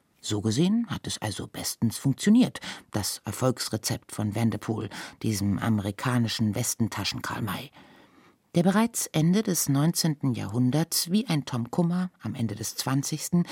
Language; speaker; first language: German; native; German